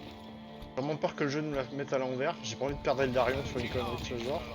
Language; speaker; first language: French; native; French